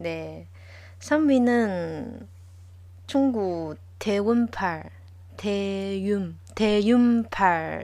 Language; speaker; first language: Korean; non-native, learner; Chinese